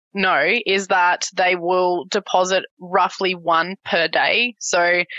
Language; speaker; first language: English; native; English